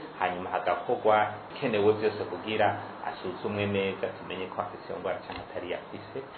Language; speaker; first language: Rundi; native; Rundi